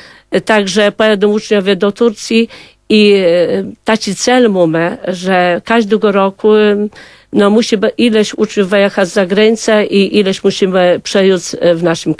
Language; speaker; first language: Polish; non-native, local second language; Kashubian